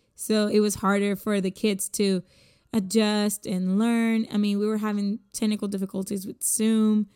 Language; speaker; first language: English; non-native, fluent; Spanish